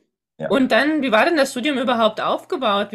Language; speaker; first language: German; native; German